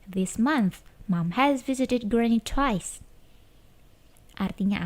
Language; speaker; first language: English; non-native, learner; Indonesian